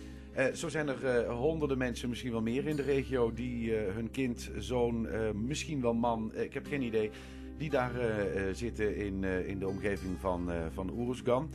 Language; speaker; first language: Dutch; native; Dutch